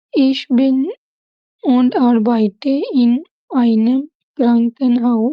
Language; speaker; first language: German; non-native, learner; Urdu